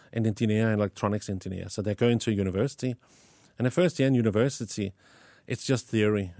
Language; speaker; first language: English; non-native, fluent; Danish